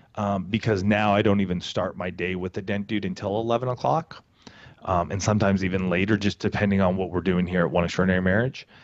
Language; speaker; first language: English; native; English